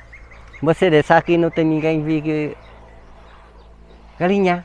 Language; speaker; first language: Portuguese; non-native, learner; Vietnamese